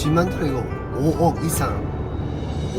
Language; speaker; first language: Korean; native; Korean